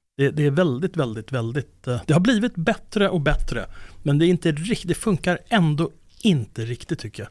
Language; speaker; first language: Swedish; native; Swedish